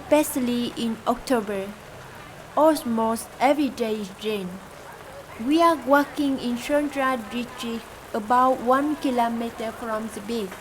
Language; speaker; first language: English; non-native, learner; Vietnamese